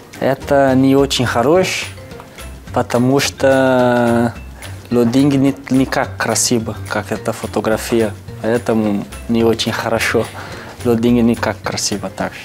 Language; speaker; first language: Russian; non-native, learner; Portuguese